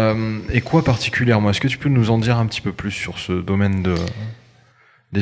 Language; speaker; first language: French; native; French